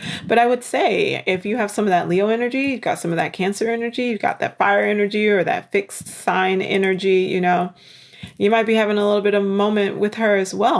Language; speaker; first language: English; native; English